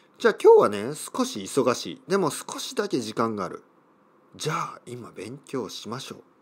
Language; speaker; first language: Japanese; native; Japanese